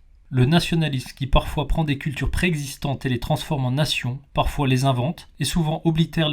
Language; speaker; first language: French; native; French